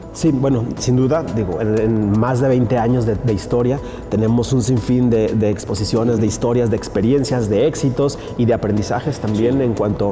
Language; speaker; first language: Spanish; native; Spanish